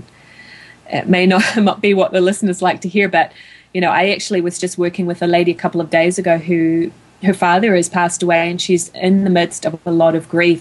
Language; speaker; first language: English; native; English